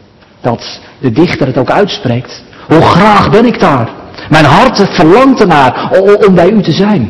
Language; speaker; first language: Dutch; native; Dutch